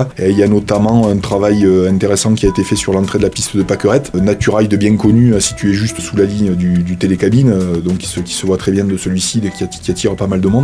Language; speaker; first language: French; native; French